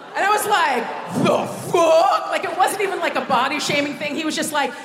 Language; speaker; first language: English; native; English